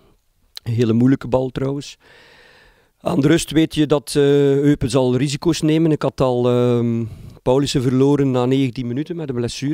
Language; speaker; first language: Dutch; native; Dutch